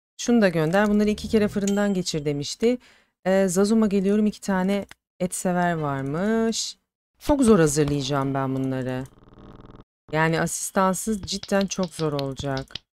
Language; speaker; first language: Turkish; native; Turkish